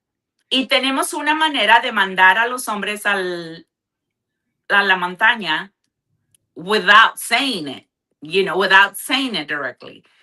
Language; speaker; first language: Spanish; early bilingual, heritage; Spanish